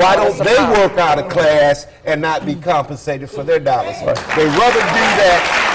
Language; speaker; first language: English; native; English